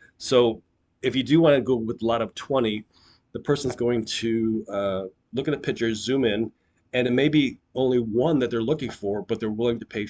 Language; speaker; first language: English; native; English